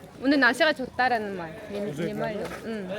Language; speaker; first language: Korean; non-native, learner; Mongolian